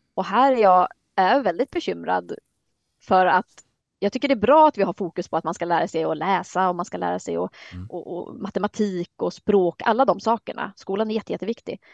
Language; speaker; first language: Swedish; native; Swedish